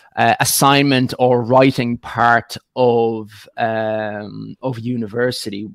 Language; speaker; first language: English; native; English